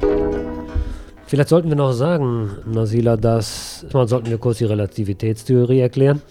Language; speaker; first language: German; native; German